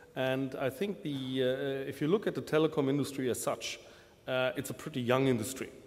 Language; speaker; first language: English; non-native, fluent; German